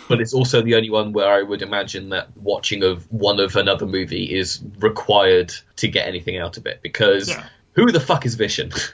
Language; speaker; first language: English; native; English